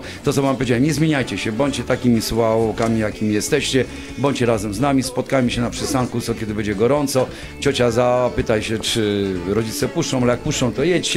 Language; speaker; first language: Polish; native; Polish